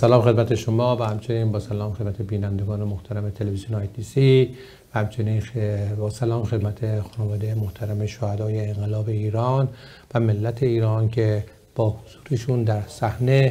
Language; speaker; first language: Persian; native; Persian